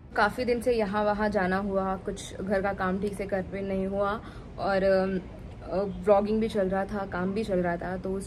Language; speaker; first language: Hindi; non-native, local second language; Tulu